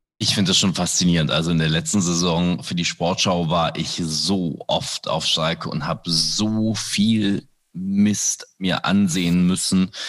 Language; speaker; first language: German; early bilingual, other home language; Indonesian